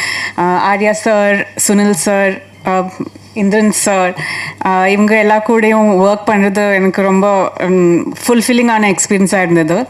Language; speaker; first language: Tamil; non-native, fluent; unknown